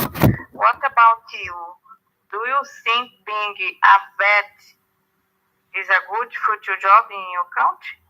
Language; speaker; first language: English; non-native, learner; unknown